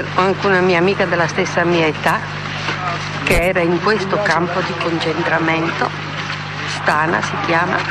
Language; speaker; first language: Italian; non-native, local second language; Slovenian